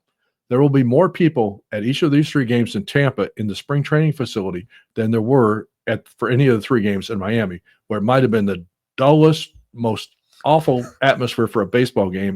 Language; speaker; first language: English; native; English